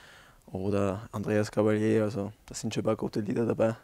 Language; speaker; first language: German; native; German